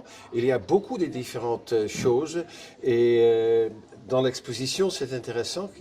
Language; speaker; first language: French; non-native, fluent; Dutch